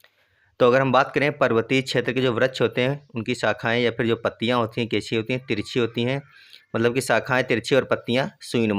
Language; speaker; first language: Hindi; native; Hindi